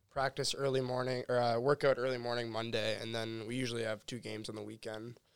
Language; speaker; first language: English; native; English